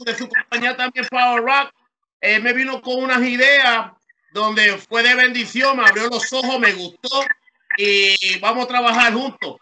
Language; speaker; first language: Spanish; early bilingual, heritage; Spanish